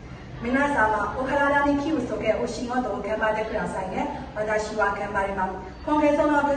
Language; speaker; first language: Japanese; non-native, learner; Burmese